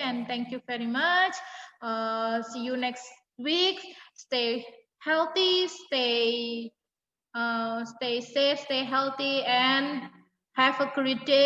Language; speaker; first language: English; non-native, fluent; Indonesian